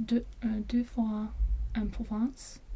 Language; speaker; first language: French; non-native, learner; Latvian